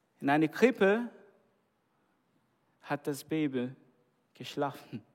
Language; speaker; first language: German; non-native, fluent; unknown